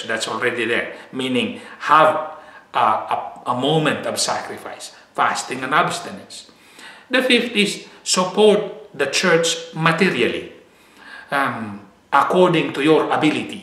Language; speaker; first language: English; non-native, fluent; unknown